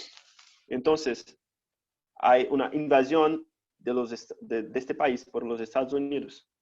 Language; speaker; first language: Spanish; non-native, fluent; Portuguese